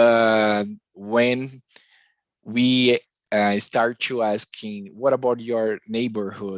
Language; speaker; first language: English; non-native, learner; Portuguese